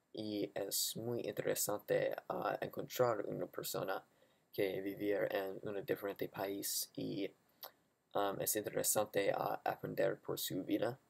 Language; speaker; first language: Spanish; non-native, learner; English